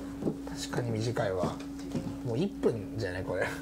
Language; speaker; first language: Japanese; native; Japanese